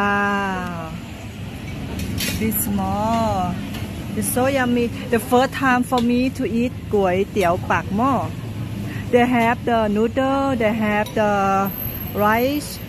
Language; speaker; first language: English; non-native, learner; Thai